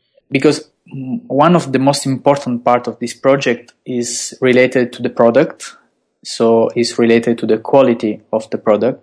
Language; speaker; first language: English; non-native, fluent; Italian